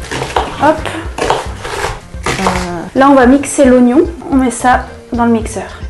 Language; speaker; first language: French; native; French